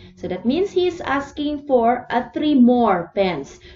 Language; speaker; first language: English; non-native, local second language; Cebuano